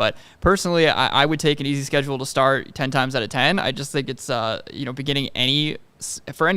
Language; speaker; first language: English; native; English